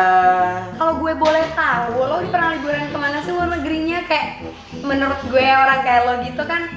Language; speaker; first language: Indonesian; native; Indonesian